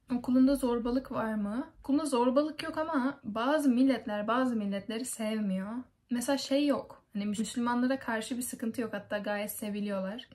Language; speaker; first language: Turkish; native; Turkish